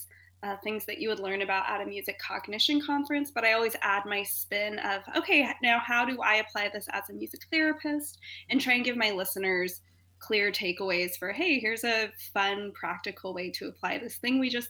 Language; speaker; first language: English; native; English